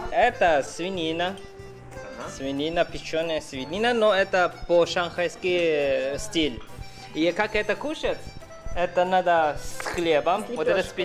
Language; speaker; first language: Russian; non-native, fluent; Chinese